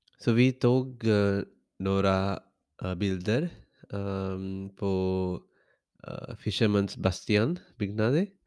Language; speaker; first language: Swedish; non-native, learner; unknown